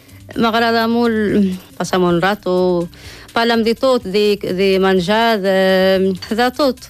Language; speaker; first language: Catalan; non-native, learner; Spanish